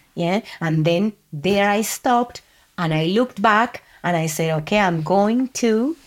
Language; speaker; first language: English; non-native, fluent; Spanish